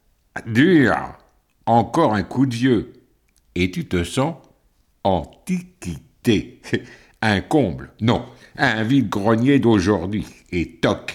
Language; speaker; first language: French; native; French